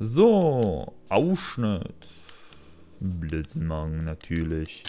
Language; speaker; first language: German; non-native, learner; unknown